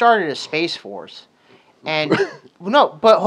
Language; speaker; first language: English; native; English